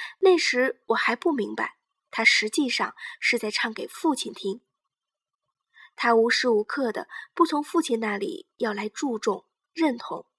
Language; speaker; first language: Chinese; native; Chinese